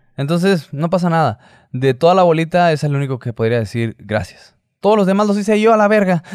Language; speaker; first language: Spanish; native; Spanish